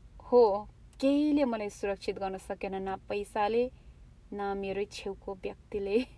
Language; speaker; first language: Nepali; early bilingual, heritage; Nepali